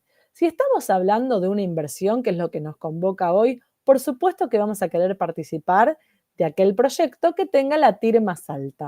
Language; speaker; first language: Spanish; native; Spanish